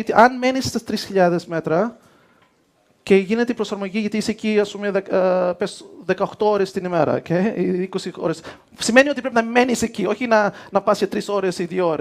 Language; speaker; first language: Greek; early bilingual, heritage; Greek